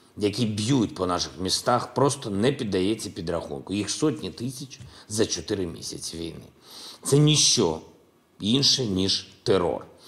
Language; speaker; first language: Ukrainian; non-native, local second language; Russian